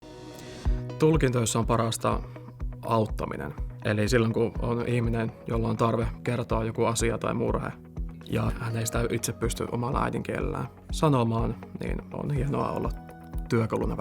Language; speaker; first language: Finnish; native; Finnish